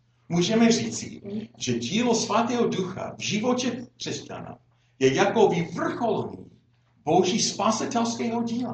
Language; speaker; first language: Czech; non-native, fluent; English